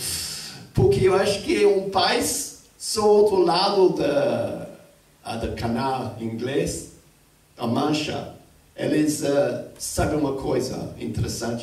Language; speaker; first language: Portuguese; non-native, fluent; English